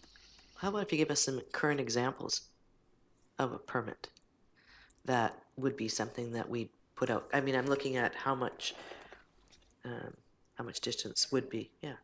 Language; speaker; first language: English; native; English